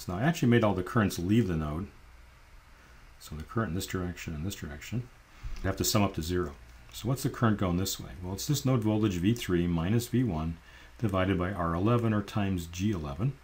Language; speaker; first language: English; native; English